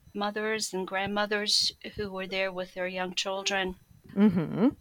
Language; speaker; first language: English; early bilingual, other home language; Polish